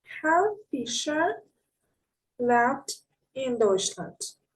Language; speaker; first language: German; non-native, learner; Ukrainian